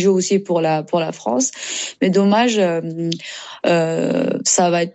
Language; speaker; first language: French; non-native, learner; Persian